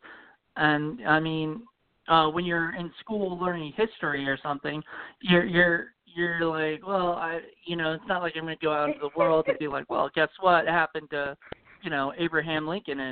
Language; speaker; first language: English; native; English